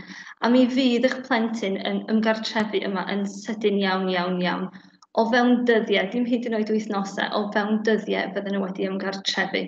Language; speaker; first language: Welsh; native; Welsh